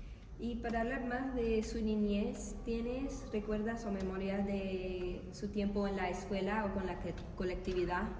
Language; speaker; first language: Spanish; non-native, learner; English